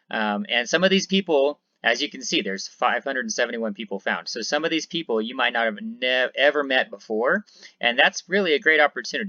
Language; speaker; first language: English; native; English